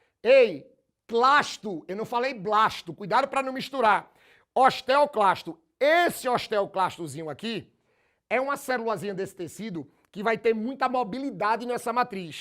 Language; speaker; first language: Portuguese; native; Portuguese